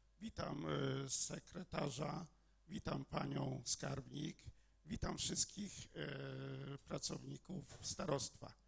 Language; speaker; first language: Polish; native; Polish